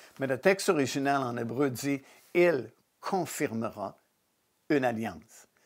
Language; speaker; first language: French; native; French